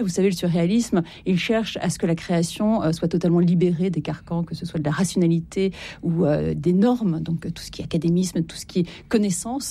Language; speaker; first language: French; native; French